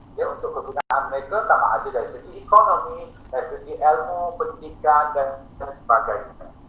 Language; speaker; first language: Malay; native; Malay